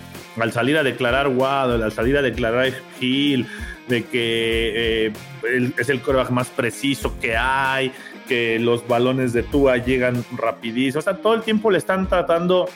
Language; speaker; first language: Spanish; native; Spanish